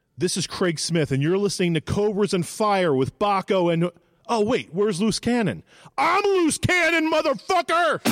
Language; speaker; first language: English; native; English